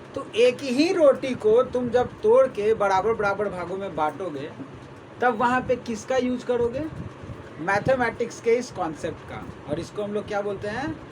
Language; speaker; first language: Hindi; native; Hindi